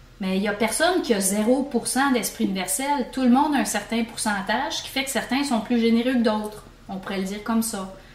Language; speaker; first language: French; native; French